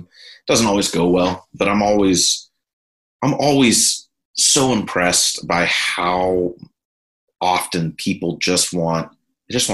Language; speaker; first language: English; native; English